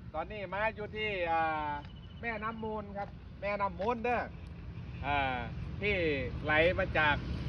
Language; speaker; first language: Thai; native; Thai